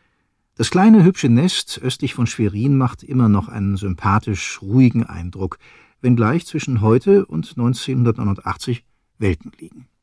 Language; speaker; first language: German; native; German